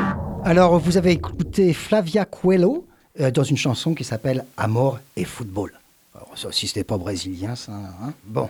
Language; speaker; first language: French; native; French